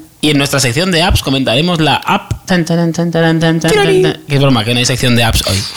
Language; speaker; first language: Spanish; native; Spanish